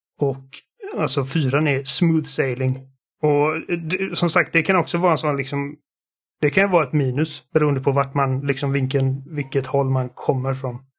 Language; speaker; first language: Swedish; early bilingual, other home language; German